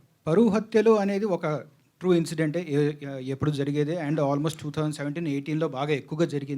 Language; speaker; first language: Telugu; native; Telugu